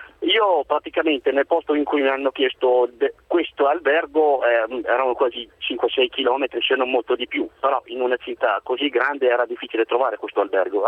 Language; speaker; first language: Italian; non-native, fluent; Arabic